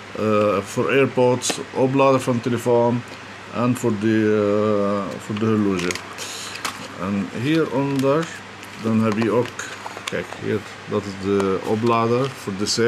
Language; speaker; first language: Dutch; non-native, fluent; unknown